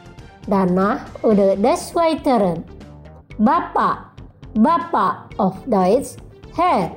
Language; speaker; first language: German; non-native, fluent; Indonesian